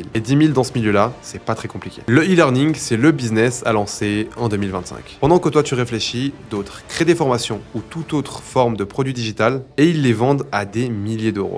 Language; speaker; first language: French; native; French